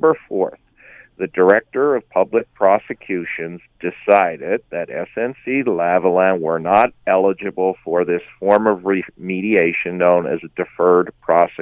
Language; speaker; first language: English; native; English